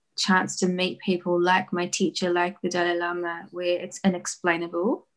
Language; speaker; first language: English; native; English